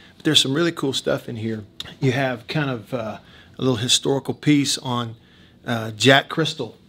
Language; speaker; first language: English; native; English